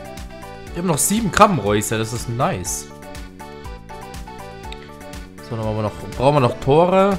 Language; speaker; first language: German; native; German